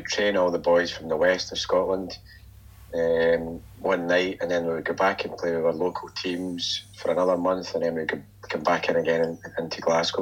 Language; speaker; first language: English; native; English